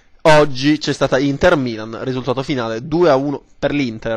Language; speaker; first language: Italian; native; Italian